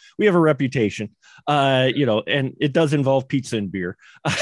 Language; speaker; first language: English; native; English